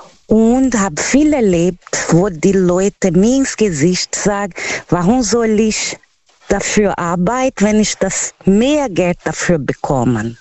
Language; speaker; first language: German; non-native, learner; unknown